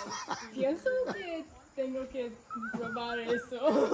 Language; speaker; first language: Spanish; non-native, learner; English